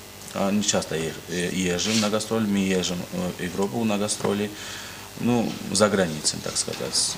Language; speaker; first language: Russian; non-native, learner; Georgian